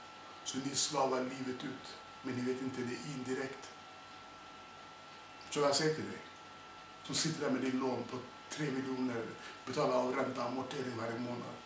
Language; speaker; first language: Swedish; non-native, fluent; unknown